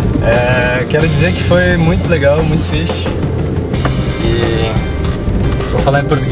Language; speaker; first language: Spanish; non-native, learner; Portuguese